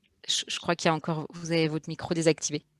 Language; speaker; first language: French; native; French